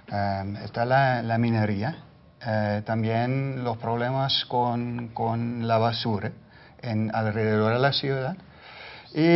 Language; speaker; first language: Spanish; non-native, fluent; Dutch